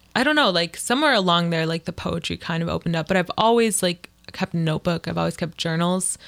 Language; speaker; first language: English; native; English